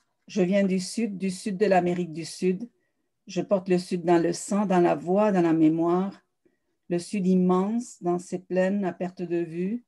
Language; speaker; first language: French; early bilingual, other home language; Spanish